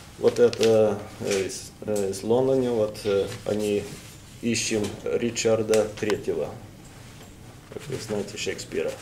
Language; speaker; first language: Russian; non-native, fluent; Norwegian